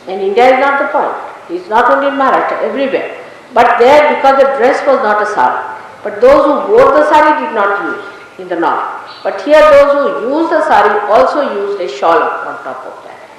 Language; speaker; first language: English; non-native, local second language; Marathi